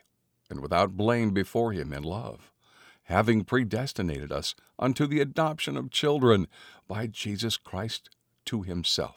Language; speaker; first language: English; native; English